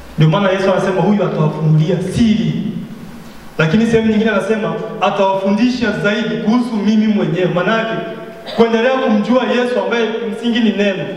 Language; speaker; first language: Swahili; native; Swahili